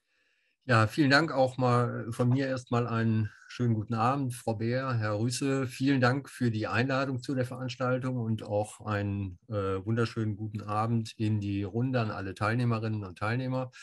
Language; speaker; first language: German; native; German